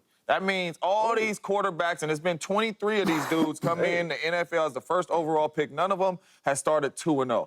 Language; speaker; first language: English; native; English